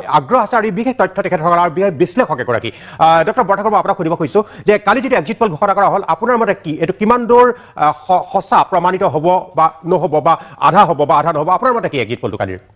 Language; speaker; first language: Assamese; native; Assamese